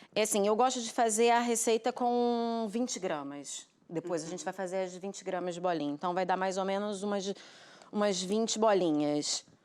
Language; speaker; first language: Portuguese; native; Portuguese